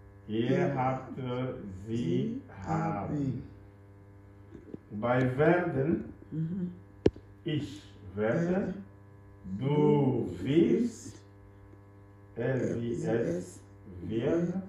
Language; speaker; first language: German; non-native, fluent; French